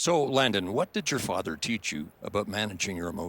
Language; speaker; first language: English; native; English